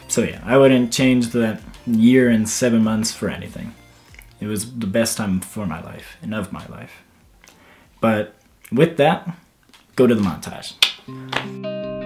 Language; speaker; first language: English; native; English